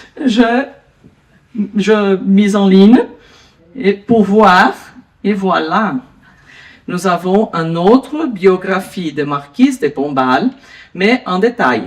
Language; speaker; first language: French; non-native, learner; Portuguese